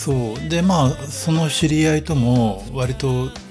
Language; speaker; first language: Japanese; native; Japanese